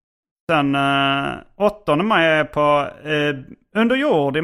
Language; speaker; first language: Swedish; native; Swedish